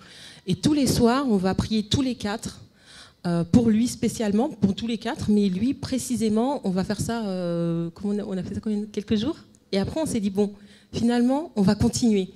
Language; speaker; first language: French; native; French